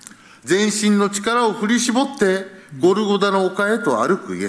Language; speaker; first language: Japanese; early bilingual, heritage; Japanese